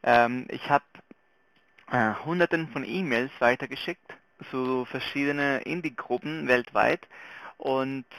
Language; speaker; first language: German; non-native, local second language; Spanish